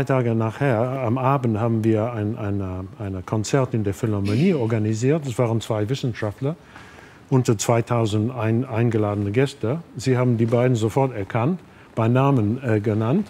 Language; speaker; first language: German; non-native, fluent; English